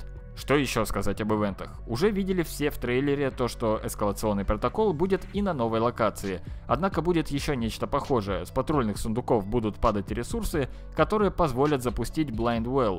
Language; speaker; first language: Russian; native; Russian